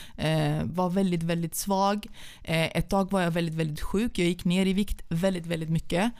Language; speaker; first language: Swedish; early bilingual, other home language; Central Kurdish